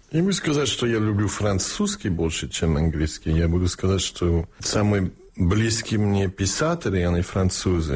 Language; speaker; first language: Russian; non-native, fluent; English